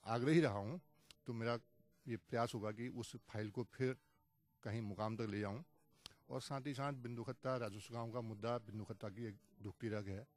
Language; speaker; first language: Hindi; native; Hindi